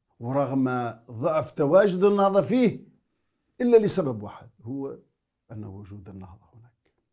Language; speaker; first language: Arabic; native; Arabic